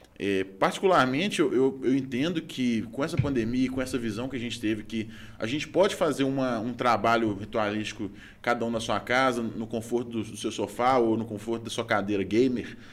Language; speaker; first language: Portuguese; native; Portuguese